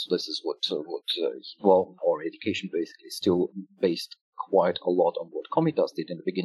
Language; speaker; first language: English; non-native, fluent; Russian